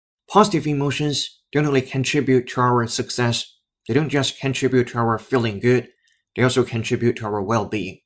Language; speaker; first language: English; non-native, fluent; Chinese